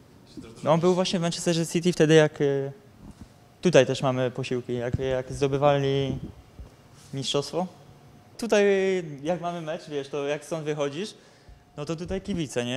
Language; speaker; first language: Polish; native; Polish